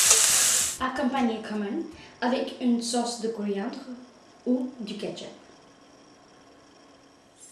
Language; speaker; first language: French; non-native, fluent; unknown